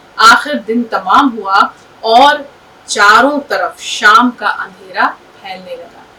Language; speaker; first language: Urdu; native; Urdu